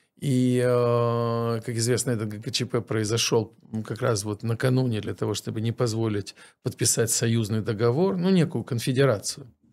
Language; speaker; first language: Russian; native; Russian